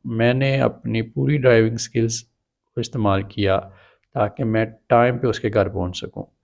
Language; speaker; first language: Urdu; native; Urdu